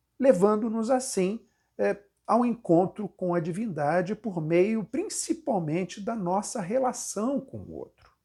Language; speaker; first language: Portuguese; native; Portuguese